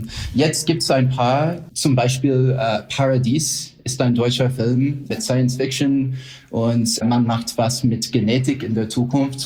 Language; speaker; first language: German; non-native, fluent; English